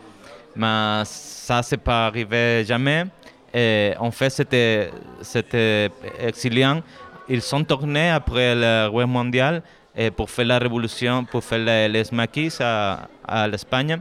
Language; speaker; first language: French; non-native, fluent; Spanish